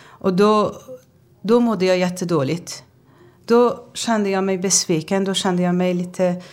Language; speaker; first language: Swedish; non-native, fluent; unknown